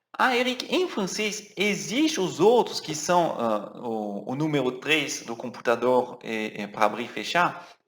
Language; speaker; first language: Portuguese; non-native, fluent; French